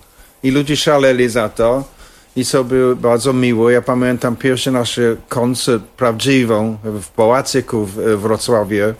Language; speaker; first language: Polish; non-native, fluent; English